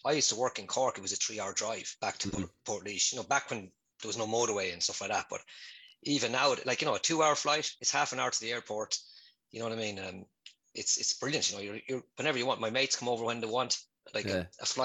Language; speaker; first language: English; native; English